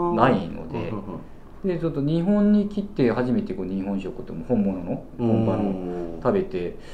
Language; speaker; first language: Japanese; non-native, fluent; Korean